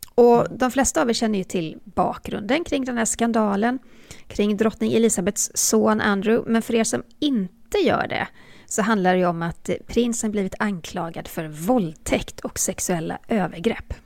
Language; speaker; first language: Swedish; native; Swedish